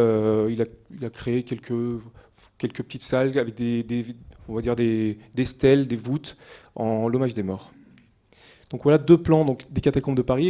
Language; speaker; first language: French; native; French